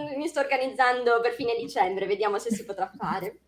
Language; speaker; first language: Italian; native; Italian